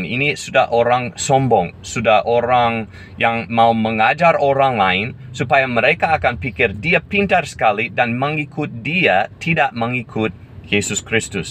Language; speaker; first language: Indonesian; non-native, fluent; English